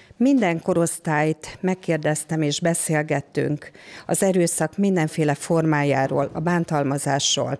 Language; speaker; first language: Hungarian; native; Hungarian